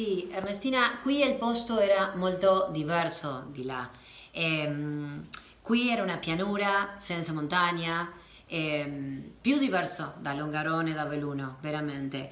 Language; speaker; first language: Italian; non-native, learner; Spanish